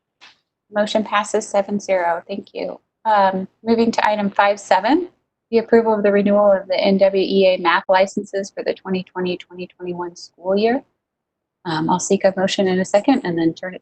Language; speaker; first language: English; native; English